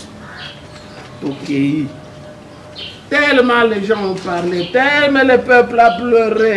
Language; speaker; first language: French; non-native, local second language; Lingala